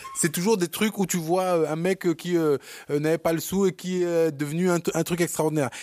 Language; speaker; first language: French; early bilingual, other home language; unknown